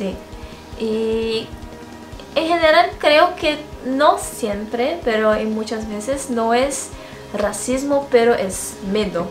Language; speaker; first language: Spanish; non-native, fluent; Portuguese